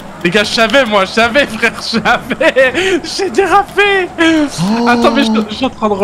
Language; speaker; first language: French; native; French